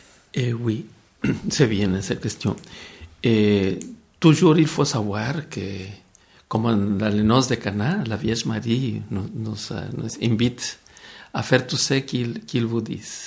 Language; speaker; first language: French; non-native, fluent; Spanish